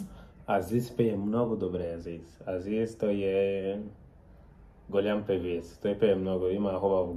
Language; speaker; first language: Bulgarian; non-native, learner; Portuguese